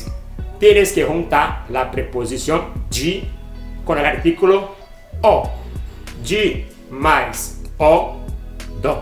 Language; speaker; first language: Spanish; non-native, fluent; Portuguese